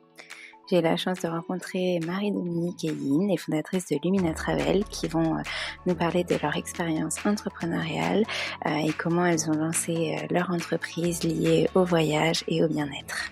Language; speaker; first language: French; native; French